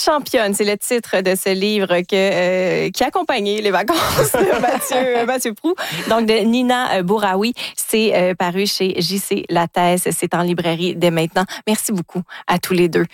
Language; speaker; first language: French; native; French